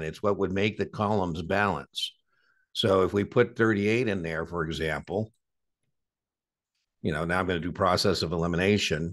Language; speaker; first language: English; native; English